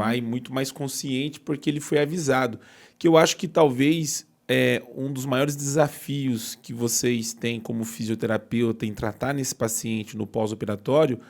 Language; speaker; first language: Portuguese; native; Portuguese